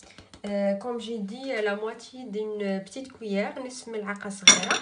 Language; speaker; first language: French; non-native, local second language; Arabic